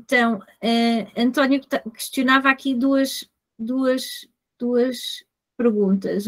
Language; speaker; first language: Portuguese; native; Portuguese